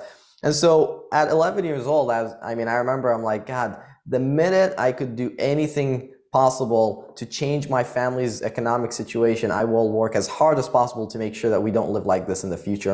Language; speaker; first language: English; early bilingual, other home language; Arabic